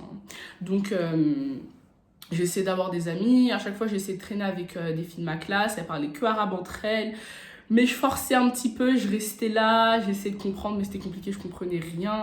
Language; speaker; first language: French; native; French